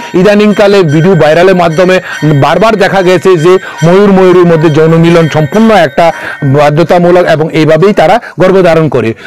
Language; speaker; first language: Bangla; non-native, local second language; Kok Borok